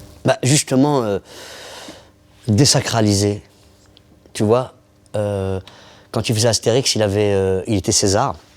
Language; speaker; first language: French; early bilingual, other home language; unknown